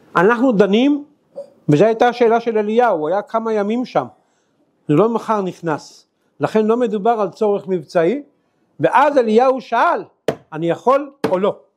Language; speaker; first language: Hebrew; native; Hebrew